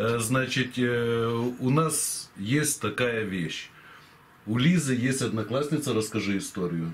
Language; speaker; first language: Russian; native; Russian